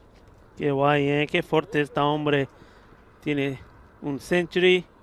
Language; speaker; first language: Spanish; non-native, learner; Punjabi